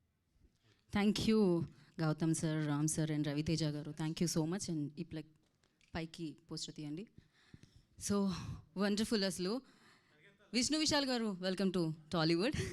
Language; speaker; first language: Telugu; native; Telugu